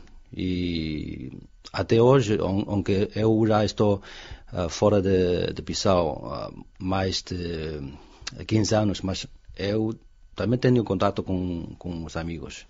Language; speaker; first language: Portuguese; non-native, fluent; Chinese